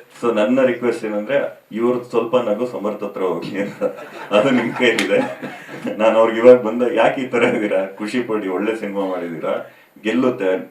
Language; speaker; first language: Kannada; native; Kannada